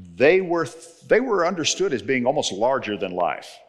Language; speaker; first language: English; native; English